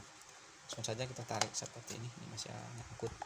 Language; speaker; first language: Indonesian; native; Indonesian